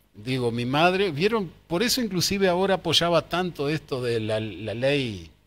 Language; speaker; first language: Spanish; native; Spanish